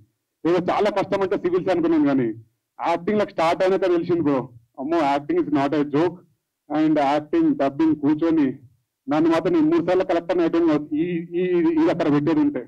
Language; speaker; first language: Telugu; native; Telugu